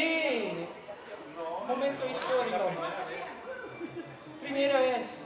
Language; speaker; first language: Spanish; non-native, fluent; Dutch